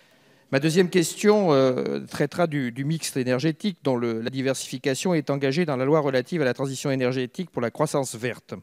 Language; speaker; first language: French; native; French